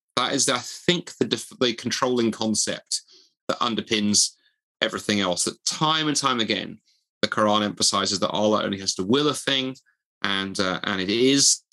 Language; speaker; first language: English; native; English